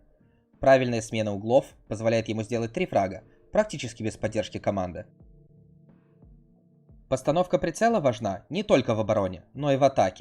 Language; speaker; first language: Russian; native; Russian